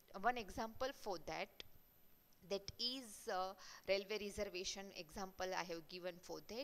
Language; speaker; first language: English; non-native, local second language; Gujarati